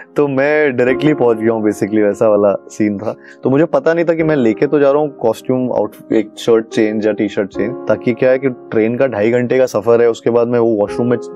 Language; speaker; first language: Hindi; native; Hindi